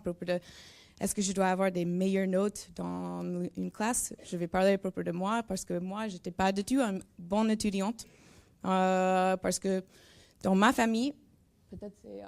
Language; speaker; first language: French; non-native, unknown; English